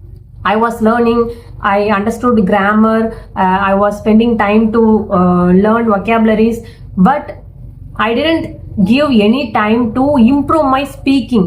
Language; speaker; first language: English; non-native, learner; Tamil